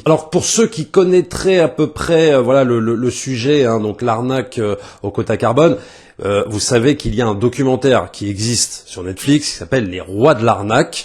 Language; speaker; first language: French; native; French